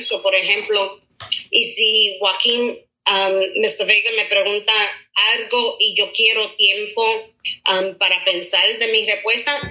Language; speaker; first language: Spanish; early bilingual, heritage; Spanish